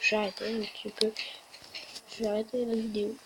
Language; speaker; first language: French; native; French